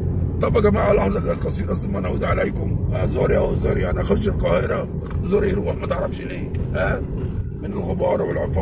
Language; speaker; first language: Arabic; native; Arabic